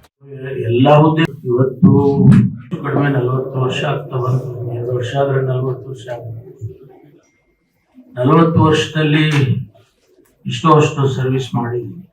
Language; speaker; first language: Kannada; native; Kannada